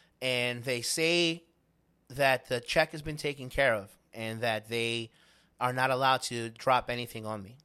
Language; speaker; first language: English; native; English